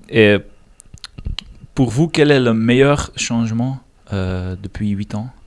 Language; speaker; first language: French; non-native, learner; Dutch